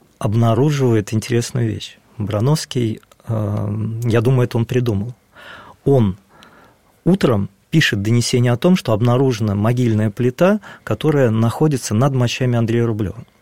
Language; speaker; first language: Russian; native; Russian